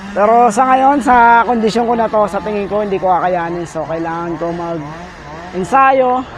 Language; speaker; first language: Filipino; native; Filipino